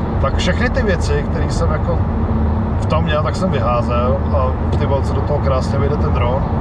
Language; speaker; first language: Czech; native; Czech